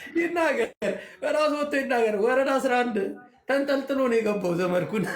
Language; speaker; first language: Amharic; native; Amharic